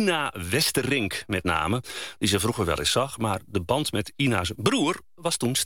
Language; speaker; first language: Dutch; native; Dutch